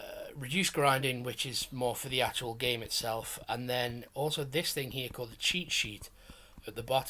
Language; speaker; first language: English; native; English